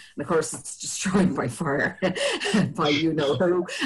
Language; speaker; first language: English; native; English